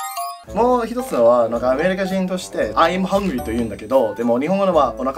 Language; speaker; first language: Japanese; non-native, fluent; English